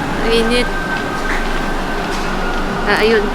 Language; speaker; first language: Filipino; native; Filipino